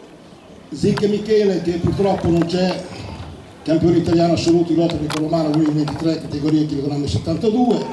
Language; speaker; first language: Italian; native; Italian